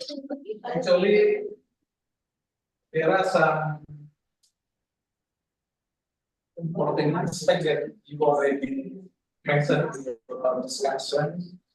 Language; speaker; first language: English; non-native, fluent; Indonesian